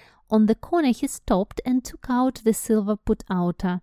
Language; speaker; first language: English; non-native, fluent; Russian